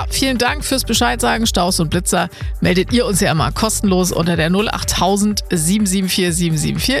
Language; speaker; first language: German; native; German